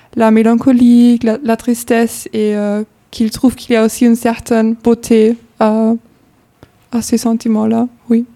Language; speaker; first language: French; non-native, fluent; German